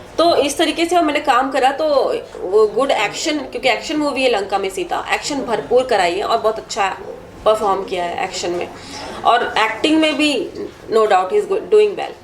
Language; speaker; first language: Hindi; native; Hindi